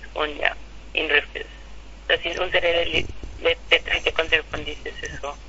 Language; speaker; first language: German; non-native, learner; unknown